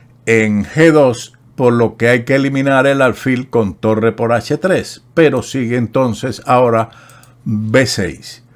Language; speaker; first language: Spanish; native; Spanish